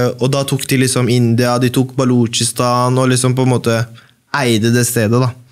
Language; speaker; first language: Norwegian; early bilingual, other home language; Baluchi